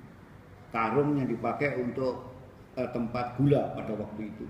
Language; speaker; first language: Indonesian; native; Indonesian